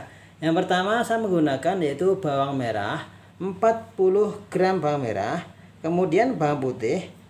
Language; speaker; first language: Indonesian; native; Indonesian